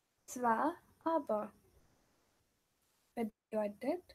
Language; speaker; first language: German; non-native, fluent; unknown